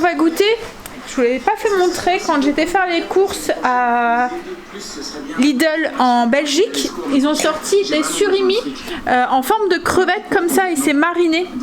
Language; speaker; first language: French; native; French